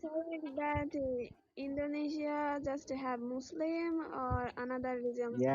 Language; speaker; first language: English; non-native, learner; Bangla